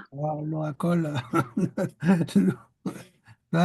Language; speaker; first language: Hebrew; non-native, learner; French